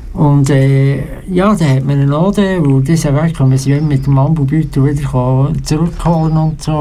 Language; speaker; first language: German; native; German